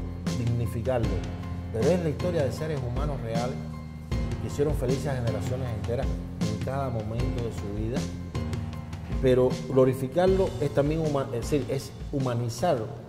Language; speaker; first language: Spanish; native; Spanish